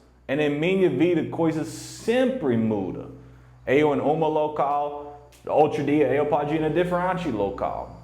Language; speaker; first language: Portuguese; non-native, learner; English